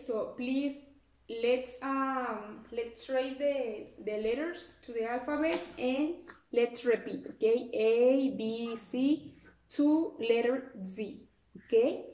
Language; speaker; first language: English; non-native, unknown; Spanish